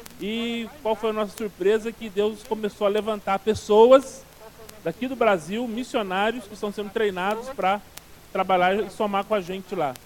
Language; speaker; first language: Portuguese; native; Portuguese